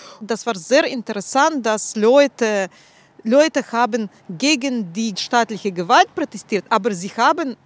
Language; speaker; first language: German; non-native, fluent; Russian